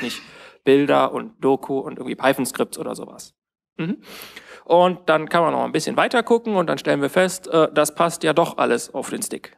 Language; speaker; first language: German; native; German